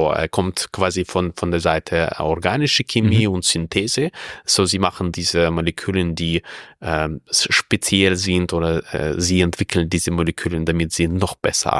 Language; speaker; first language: German; non-native, fluent; Russian